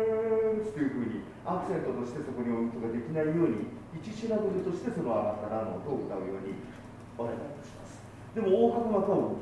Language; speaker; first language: Japanese; native; Japanese